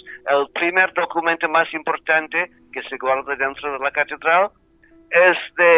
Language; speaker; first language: Spanish; non-native, fluent; English